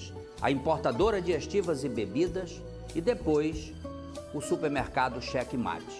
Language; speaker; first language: Portuguese; native; Portuguese